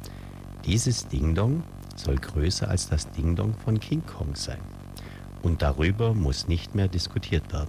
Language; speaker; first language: German; native; German